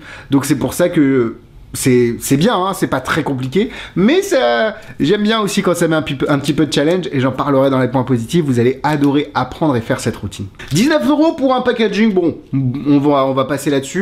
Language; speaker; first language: French; native; French